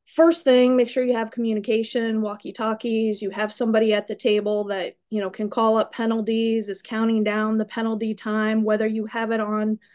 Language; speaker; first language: English; native; English